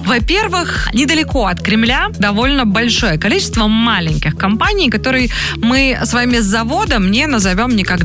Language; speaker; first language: Russian; native; Russian